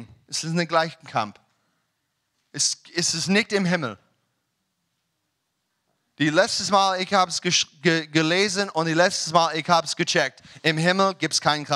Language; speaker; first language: German; non-native, learner; English